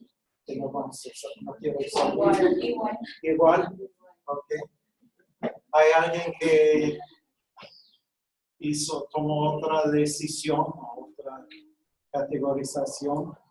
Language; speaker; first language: Spanish; non-native, fluent; English